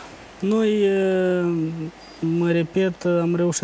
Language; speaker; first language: Romanian; native; Romanian